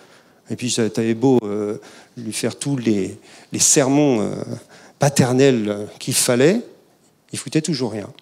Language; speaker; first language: French; native; French